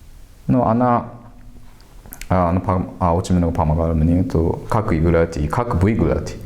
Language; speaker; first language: Russian; non-native, learner; Japanese